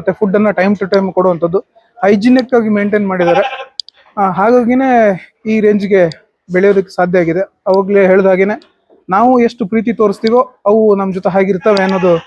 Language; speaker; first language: Kannada; native; Kannada